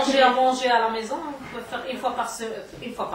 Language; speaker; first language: French; non-native, fluent; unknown